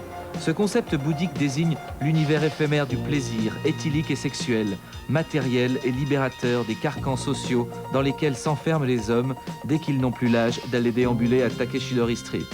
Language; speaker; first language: French; native; French